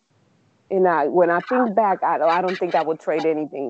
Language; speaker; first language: English; early bilingual, other home language; Spanish